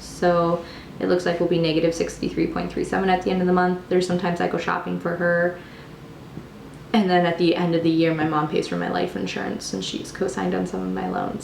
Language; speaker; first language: English; native; English